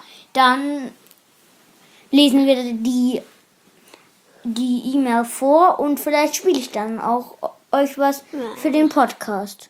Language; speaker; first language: German; native; German